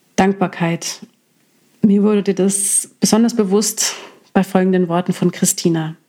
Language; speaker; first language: German; native; German